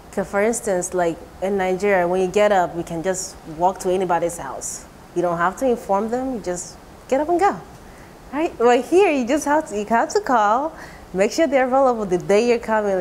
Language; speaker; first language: English; non-native, local second language; Igbo